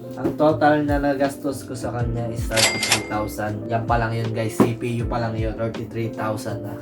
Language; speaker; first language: Filipino; native; Filipino